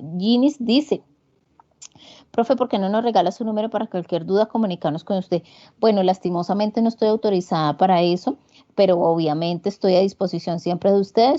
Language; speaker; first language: Spanish; native; Spanish